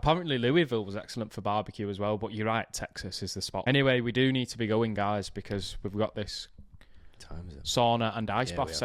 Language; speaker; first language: English; native; English